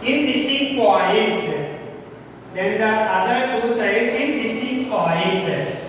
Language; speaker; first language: English; non-native, local second language; Telugu